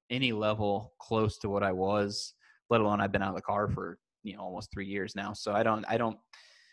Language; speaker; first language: English; native; English